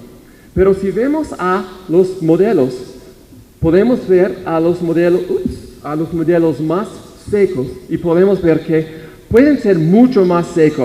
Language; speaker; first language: Spanish; non-native, fluent; English